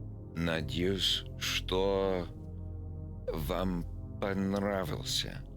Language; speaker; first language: Russian; non-native, learner; English